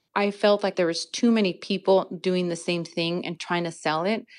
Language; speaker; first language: English; native; English